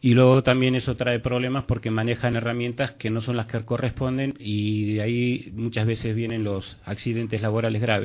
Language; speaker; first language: Spanish; native; Spanish